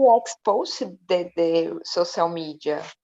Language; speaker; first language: English; non-native, learner; Portuguese